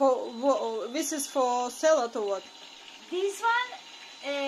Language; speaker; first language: English; non-native, learner; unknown